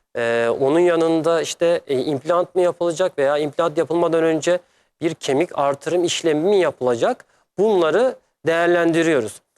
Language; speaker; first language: Turkish; native; Turkish